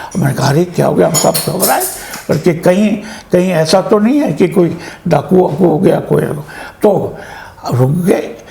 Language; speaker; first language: Hindi; native; Hindi